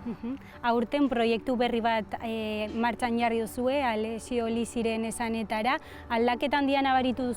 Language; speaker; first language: Basque; native; Basque